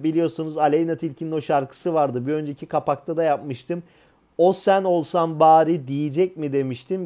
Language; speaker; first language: Turkish; native; Turkish